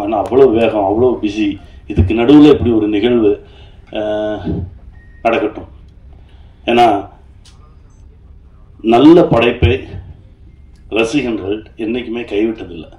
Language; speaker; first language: Tamil; native; Tamil